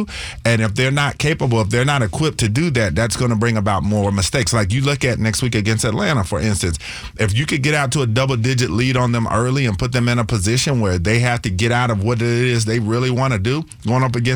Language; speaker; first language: English; native; English